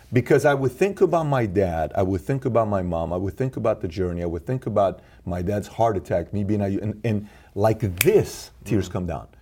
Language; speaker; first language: English; early bilingual, other home language; Persian